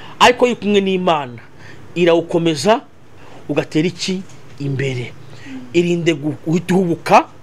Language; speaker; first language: Kinyarwanda; native; Kinyarwanda